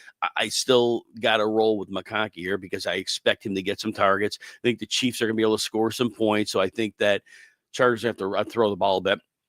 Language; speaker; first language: English; native; English